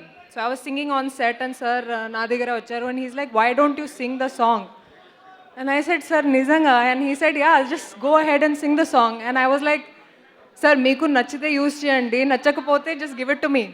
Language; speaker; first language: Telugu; non-native, fluent; Hindi